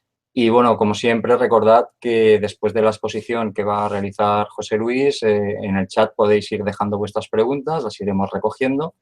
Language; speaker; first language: Spanish; native; Spanish